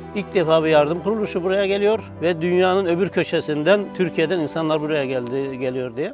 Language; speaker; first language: Turkish; native; Turkish